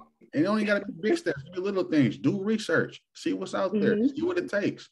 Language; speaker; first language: English; native; English